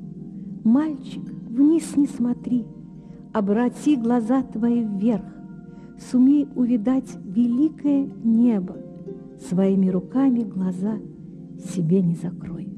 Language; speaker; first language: Russian; native; Russian